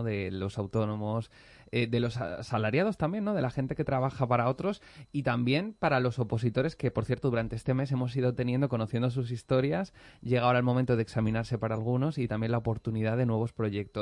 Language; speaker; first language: Spanish; native; Spanish